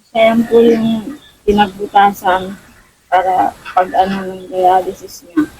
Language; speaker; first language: Filipino; native; Filipino